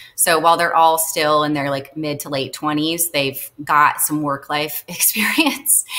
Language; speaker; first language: English; native; English